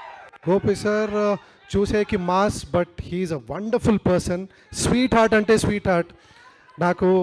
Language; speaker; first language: Telugu; non-native, learner; Kannada